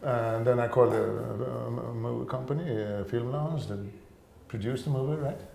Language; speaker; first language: English; non-native, fluent; Swedish